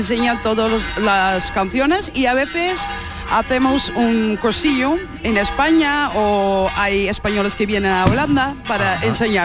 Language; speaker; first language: Spanish; non-native, fluent; Dutch